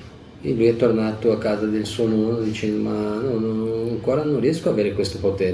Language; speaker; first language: Italian; non-native, fluent; Portuguese